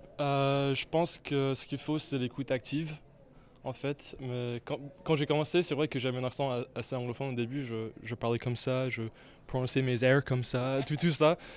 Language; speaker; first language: French; non-native, local second language; English